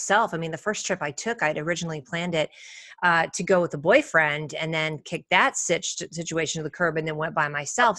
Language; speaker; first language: English; native; English